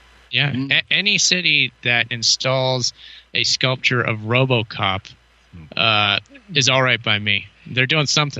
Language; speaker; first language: English; native; English